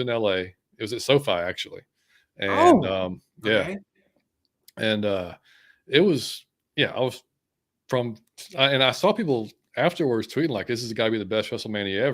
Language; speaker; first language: English; native; English